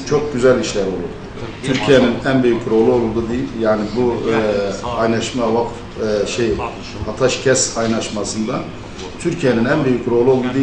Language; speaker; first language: Turkish; non-native, fluent; Arabic